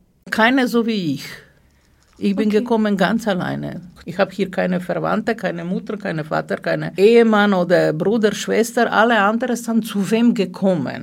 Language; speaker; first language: German; non-native, fluent; Serbian